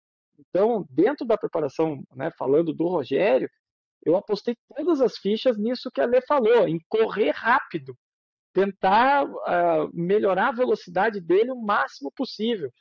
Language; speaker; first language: Portuguese; native; Portuguese